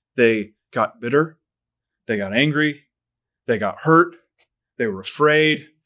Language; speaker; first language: English; native; English